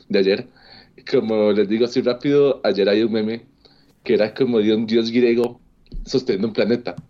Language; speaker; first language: Spanish; native; Spanish